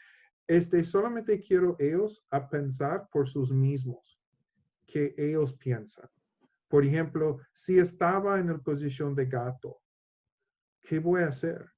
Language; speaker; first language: Spanish; non-native, learner; English